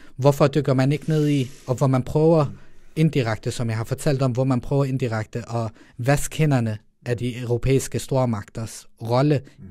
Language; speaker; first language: Danish; early bilingual, other home language; Arabic